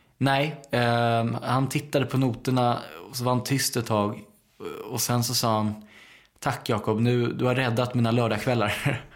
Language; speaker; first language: Swedish; native; Swedish